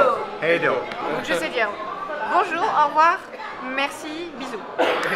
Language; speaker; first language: French; native; French